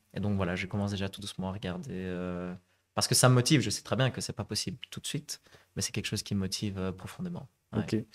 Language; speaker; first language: French; native; French